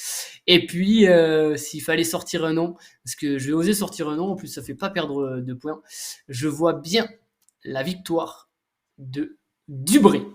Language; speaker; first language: French; native; French